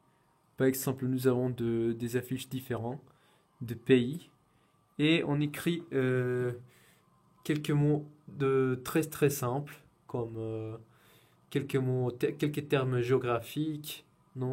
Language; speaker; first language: French; non-native, fluent; Spanish